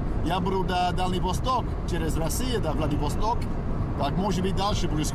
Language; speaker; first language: Russian; non-native, learner; English